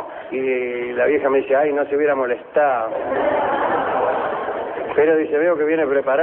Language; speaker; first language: Spanish; native; Spanish